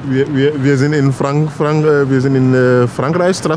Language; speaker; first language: German; non-native, learner; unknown